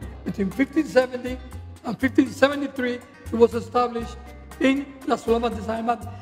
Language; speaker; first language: English; non-native, fluent; Spanish